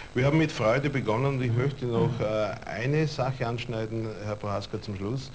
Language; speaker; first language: German; native; German